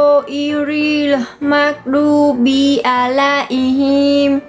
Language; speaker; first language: Indonesian; non-native, learner; Vietnamese